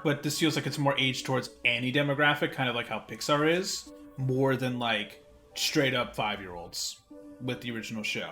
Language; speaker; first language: English; native; English